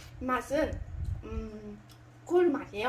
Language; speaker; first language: Korean; non-native, learner; Vietnamese